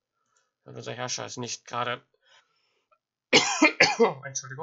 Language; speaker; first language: German; native; German